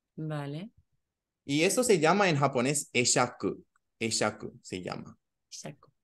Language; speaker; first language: Spanish; non-native, fluent; Romanian